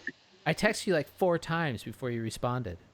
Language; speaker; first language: English; native; English